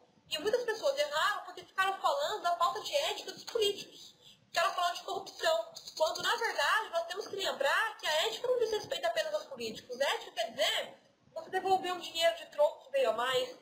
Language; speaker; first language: Portuguese; native; Portuguese